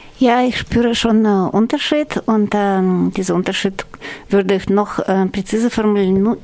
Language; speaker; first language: German; non-native, fluent; Russian